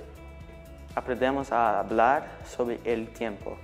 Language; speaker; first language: Spanish; non-native, learner; English